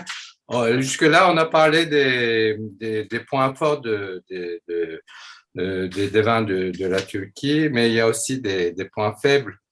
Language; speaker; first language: French; non-native, fluent; Turkish